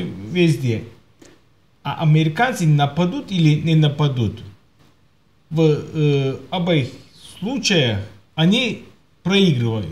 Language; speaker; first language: Russian; non-native, fluent; Turkish